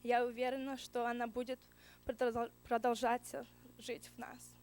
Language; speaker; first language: Russian; early bilingual, heritage; Russian